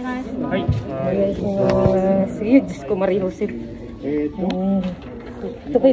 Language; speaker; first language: Japanese; non-native, learner; Filipino